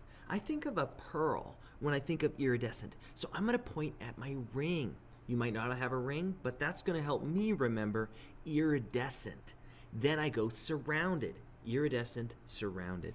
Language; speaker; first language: English; native; English